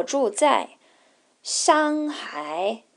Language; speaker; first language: Chinese; non-native, fluent; English